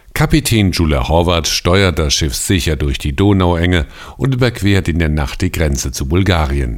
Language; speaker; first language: German; native; German